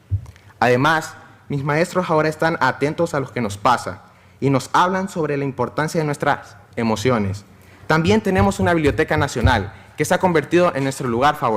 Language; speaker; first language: Spanish; native; Spanish